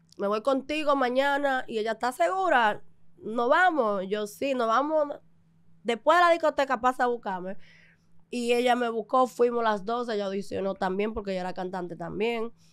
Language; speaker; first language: Spanish; early bilingual, other home language; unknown